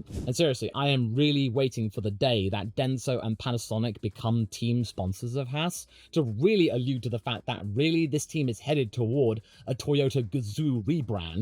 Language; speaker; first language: English; native; English